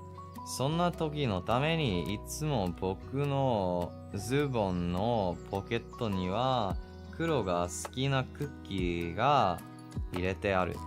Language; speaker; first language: Japanese; non-native, learner; English